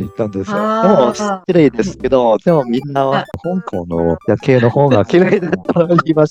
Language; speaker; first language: Japanese; non-native, fluent; Cantonese